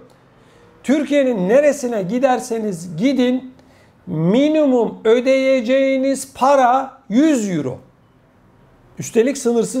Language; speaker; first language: Turkish; native; Turkish